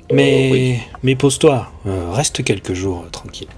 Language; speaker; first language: French; native; French